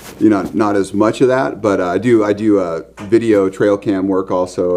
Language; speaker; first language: English; native; English